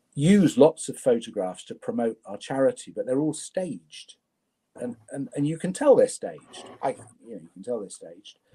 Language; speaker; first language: English; native; English